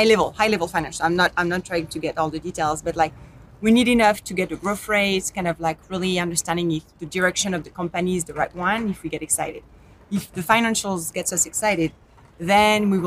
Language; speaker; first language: English; non-native, fluent; French